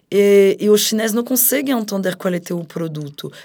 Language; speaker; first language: Portuguese; non-native, fluent; French